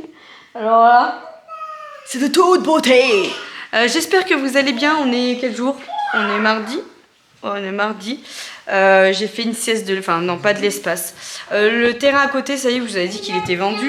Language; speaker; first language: French; native; French